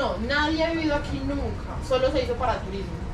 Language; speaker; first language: Spanish; native; Spanish